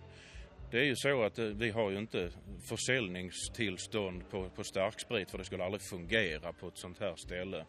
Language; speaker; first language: Swedish; native; Swedish